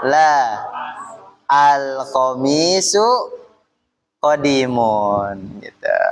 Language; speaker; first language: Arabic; non-native, fluent; Indonesian